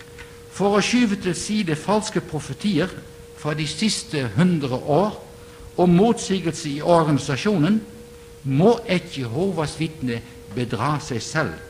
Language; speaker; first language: Norwegian; non-native, fluent; Dutch